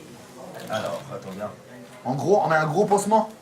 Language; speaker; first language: French; native; French